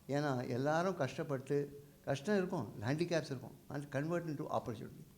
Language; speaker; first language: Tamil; non-native, local second language; Hindi